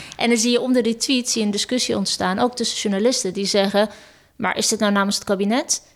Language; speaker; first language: Dutch; early bilingual, other home language; Turkish